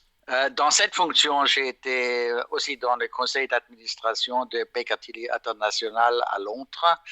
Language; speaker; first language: French; non-native, fluent; German